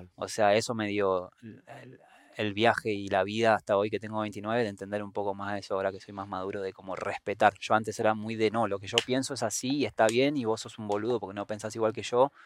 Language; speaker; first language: Spanish; native; Spanish